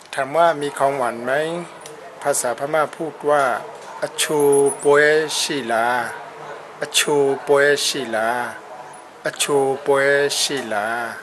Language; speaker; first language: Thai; non-native, fluent; Burmese